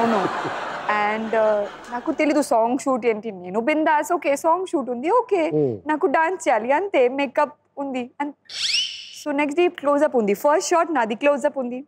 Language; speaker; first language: Telugu; non-native, learner; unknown